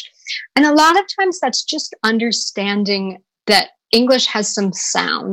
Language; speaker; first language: English; native; English